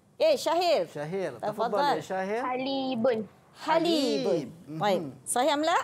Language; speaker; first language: Arabic; non-native, fluent; Malay